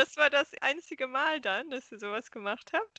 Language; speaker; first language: German; native; German